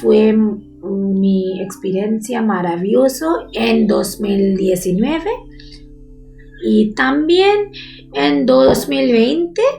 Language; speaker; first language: Spanish; non-native, learner; Bangla